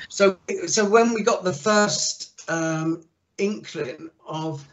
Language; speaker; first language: English; native; English